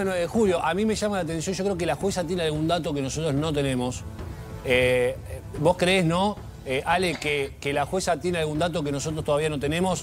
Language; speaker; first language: Spanish; native; Spanish